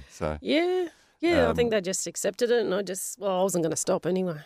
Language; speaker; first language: English; non-native, local second language; Polish